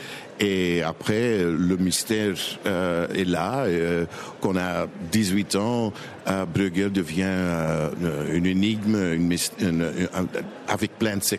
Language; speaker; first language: French; non-native, local second language; Dutch